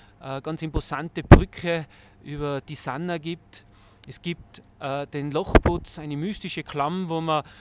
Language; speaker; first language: German; native; German